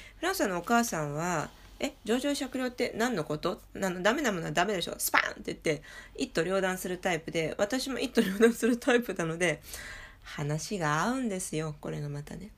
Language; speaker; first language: Japanese; native; Japanese